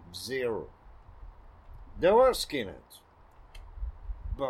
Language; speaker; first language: English; non-native, fluent; French